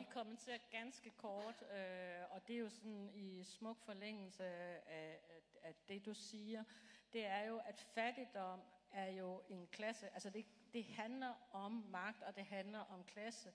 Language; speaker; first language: Danish; native; Danish